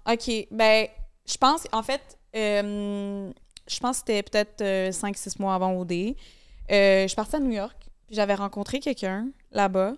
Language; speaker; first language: French; native; French